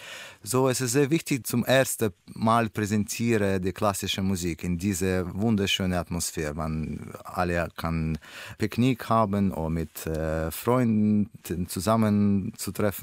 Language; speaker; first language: German; non-native, learner; Russian